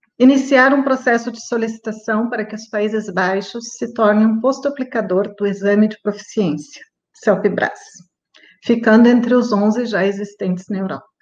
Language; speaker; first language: Portuguese; native; Portuguese